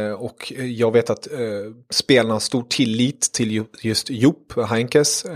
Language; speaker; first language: Swedish; early bilingual, other home language; German